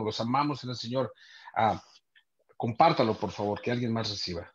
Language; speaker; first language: Spanish; native; Spanish